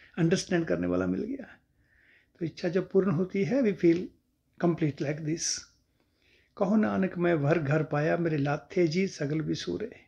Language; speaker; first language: Hindi; non-native, local second language; Punjabi